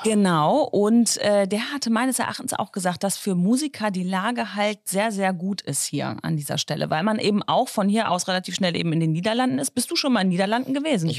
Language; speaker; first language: German; native; German